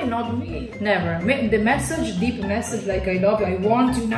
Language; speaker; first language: English; non-native, fluent; Italian